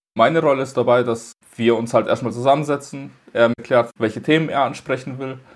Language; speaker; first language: German; early bilingual, other home language; Russian